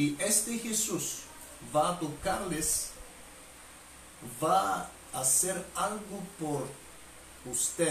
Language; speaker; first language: Spanish; non-native, fluent; Bulgarian